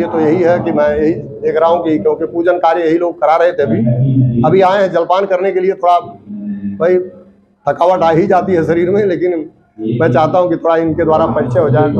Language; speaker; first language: Hindi; native; Hindi